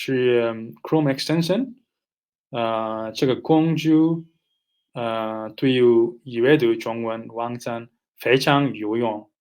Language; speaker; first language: Chinese; non-native, learner; Nepali